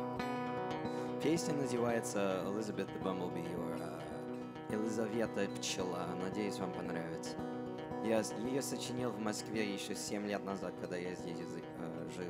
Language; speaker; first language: Russian; non-native, fluent; English